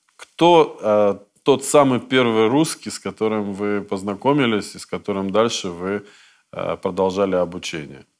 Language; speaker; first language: Russian; native; Russian